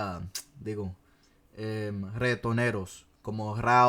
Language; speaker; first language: Spanish; non-native, fluent; English